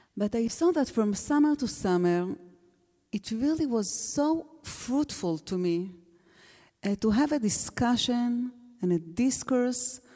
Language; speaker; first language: English; non-native, fluent; Hebrew